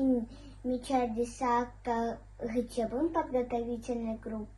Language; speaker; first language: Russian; non-native, local second language; Yakut